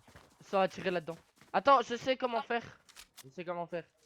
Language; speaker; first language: French; native; French